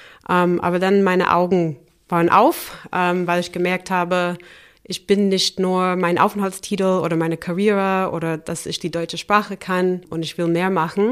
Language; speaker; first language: German; non-native, fluent; English